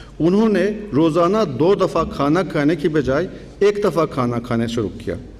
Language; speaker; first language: Urdu; non-native, fluent; Turkish